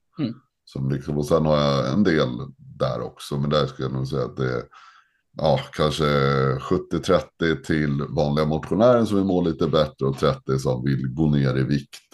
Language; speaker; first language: Swedish; native; Swedish